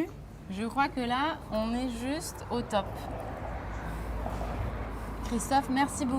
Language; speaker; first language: French; native; French